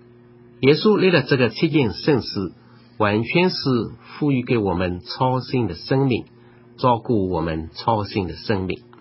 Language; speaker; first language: Chinese; native; Chinese